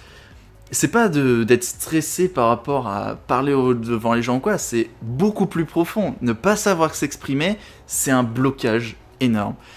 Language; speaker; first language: French; native; French